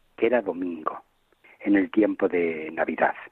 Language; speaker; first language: Spanish; native; Spanish